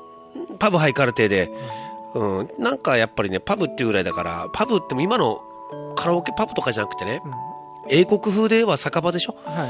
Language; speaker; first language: Japanese; native; Japanese